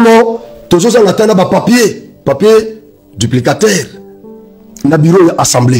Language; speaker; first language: French; non-native, local second language; Lingala